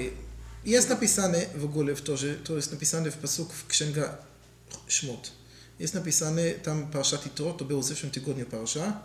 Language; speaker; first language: Polish; non-native, learner; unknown